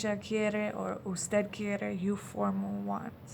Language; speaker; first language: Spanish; non-native, fluent; English